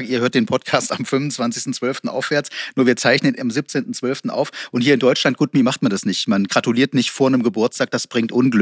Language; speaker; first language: German; native; German